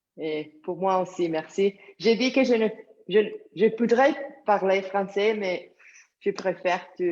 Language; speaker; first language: French; non-native, learner; Italian